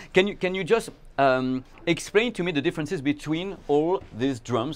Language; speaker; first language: English; non-native, fluent; French